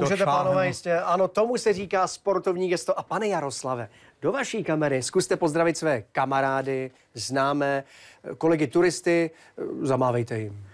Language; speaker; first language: Czech; native; Czech